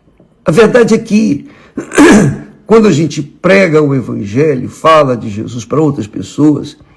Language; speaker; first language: Portuguese; native; Portuguese